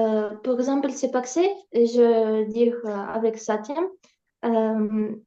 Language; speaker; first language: French; non-native, learner; Ukrainian